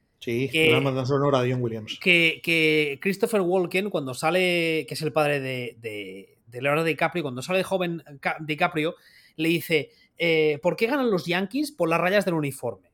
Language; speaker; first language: Spanish; native; Spanish